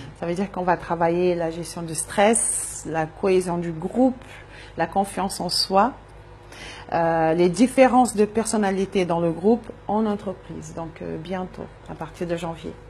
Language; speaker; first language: French; non-native, fluent; Portuguese